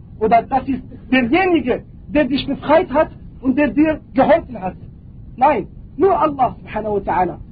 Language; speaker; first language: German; non-native, fluent; Arabic